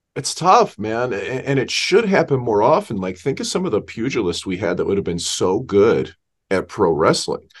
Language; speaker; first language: English; native; English